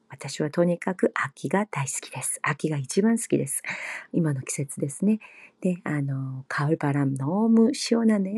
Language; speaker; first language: Japanese; non-native, fluent; Korean